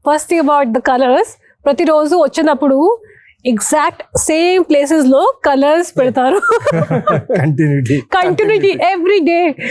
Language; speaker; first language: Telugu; non-native, local second language; Hindi